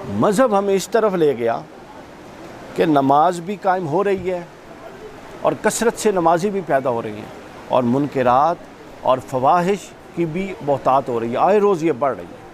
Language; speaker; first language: Urdu; non-native, local second language; Punjabi